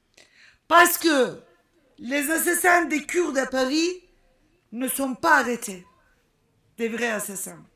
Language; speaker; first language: French; non-native, fluent; Turkish